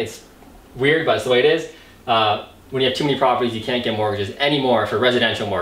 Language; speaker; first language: English; native; English